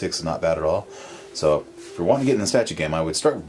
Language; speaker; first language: English; native; English